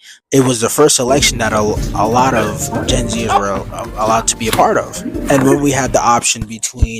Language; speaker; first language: English; native; English